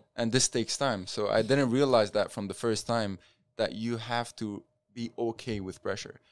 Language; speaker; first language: English; non-native, fluent; Arabic